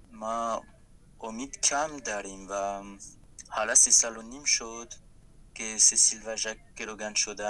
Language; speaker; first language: Persian; non-native, fluent; French